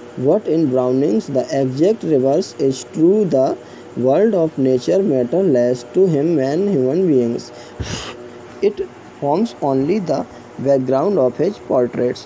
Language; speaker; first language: English; non-native, local second language; Hindi